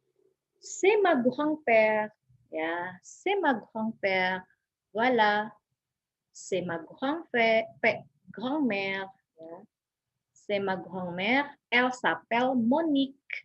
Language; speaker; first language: French; non-native, fluent; Indonesian